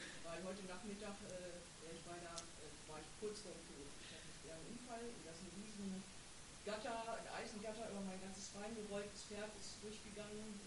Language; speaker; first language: German; native; German